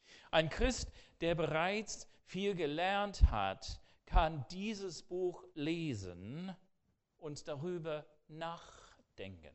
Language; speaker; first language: German; non-native, fluent; English